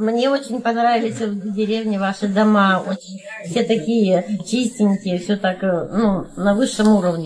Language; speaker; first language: Russian; native; Russian